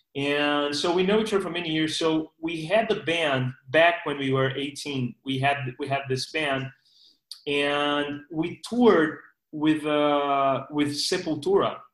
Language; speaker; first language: English; non-native, fluent; Portuguese